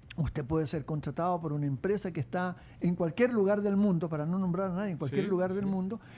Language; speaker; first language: Spanish; native; Spanish